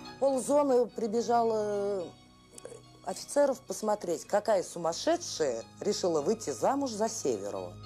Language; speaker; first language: Russian; native; Russian